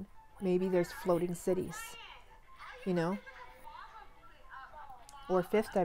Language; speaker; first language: English; native; English